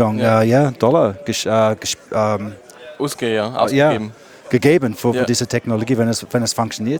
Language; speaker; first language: German; non-native, learner; English